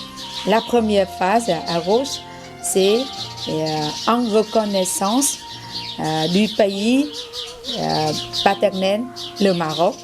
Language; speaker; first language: French; non-native, fluent; Vietnamese